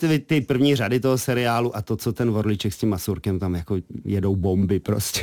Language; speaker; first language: Czech; native; Czech